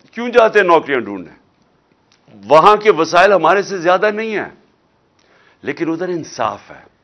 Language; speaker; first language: Urdu; non-native, local second language; Punjabi